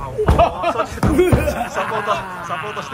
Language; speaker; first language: Japanese; native; Japanese